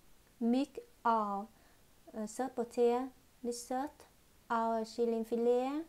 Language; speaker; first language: Norwegian; non-native, learner; Vietnamese